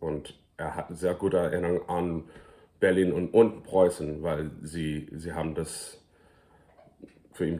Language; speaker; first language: German; early bilingual, heritage; English